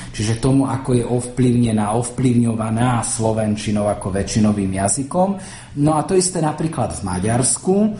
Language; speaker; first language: Slovak; native; Slovak